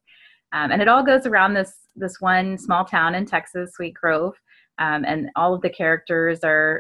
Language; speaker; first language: English; native; English